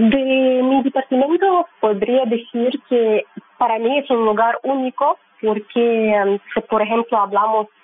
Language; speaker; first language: Spanish; non-native, learner; Russian